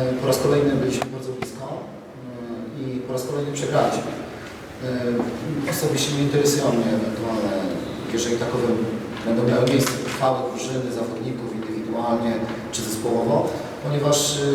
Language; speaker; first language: Polish; native; Polish